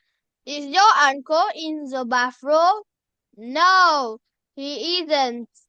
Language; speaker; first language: English; non-native, learner; Vietnamese